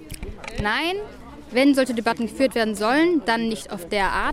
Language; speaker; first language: German; native; German